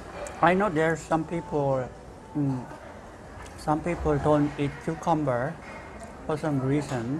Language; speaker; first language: English; non-native, fluent; Korean